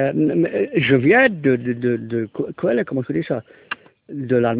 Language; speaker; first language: French; non-native, local second language; German